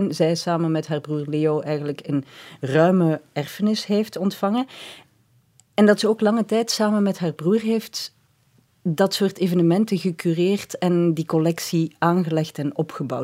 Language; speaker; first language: Dutch; native; Dutch